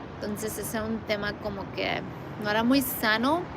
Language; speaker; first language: Spanish; early bilingual, heritage; Spanish